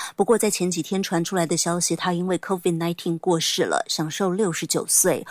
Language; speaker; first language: Chinese; native; Chinese